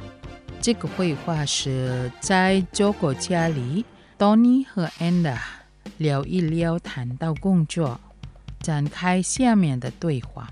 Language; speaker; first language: Chinese; non-native, learner; Indonesian